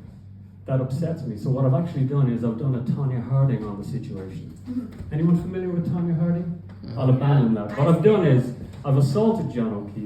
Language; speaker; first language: English; native; English